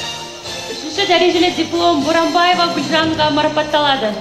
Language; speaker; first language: Kazakh; native; Kazakh